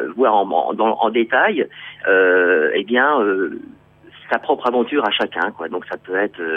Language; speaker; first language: French; native; French